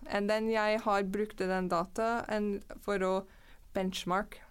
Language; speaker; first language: Norwegian; non-native, fluent; English